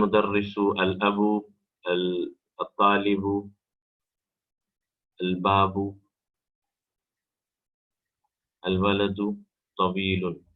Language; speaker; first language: Arabic; non-native, fluent; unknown